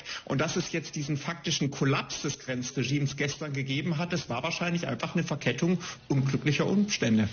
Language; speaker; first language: German; native; German